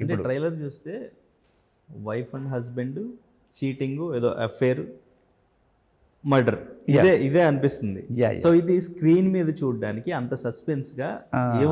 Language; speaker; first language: Telugu; native; Telugu